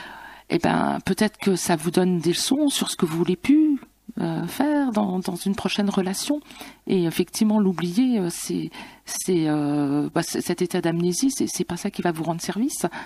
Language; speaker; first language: French; native; French